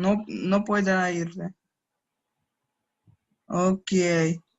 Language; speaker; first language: Spanish; non-native, learner; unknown